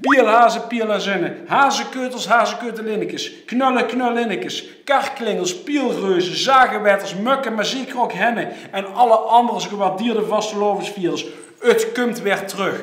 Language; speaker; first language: Dutch; native; Dutch